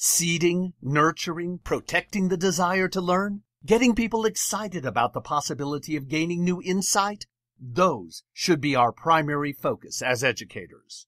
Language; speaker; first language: English; native; English